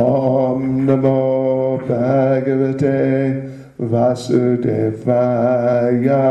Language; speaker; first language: Russian; non-native, learner; English